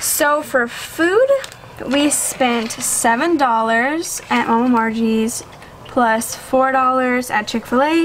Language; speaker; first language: English; native; English